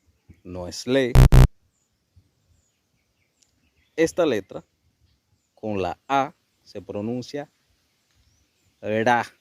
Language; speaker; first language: Spanish; non-native, local second language; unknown